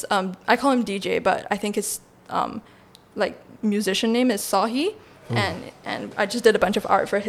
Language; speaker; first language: English; non-native, local second language; Chinese